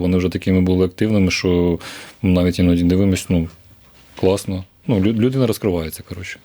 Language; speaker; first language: Ukrainian; native; Ukrainian